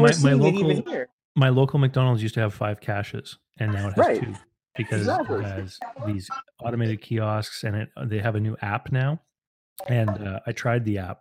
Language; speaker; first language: English; native; English